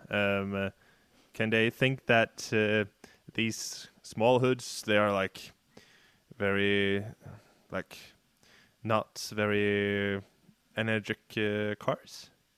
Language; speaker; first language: English; non-native, fluent; Norwegian